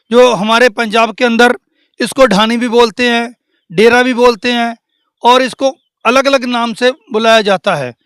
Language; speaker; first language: Hindi; non-native, local second language; Punjabi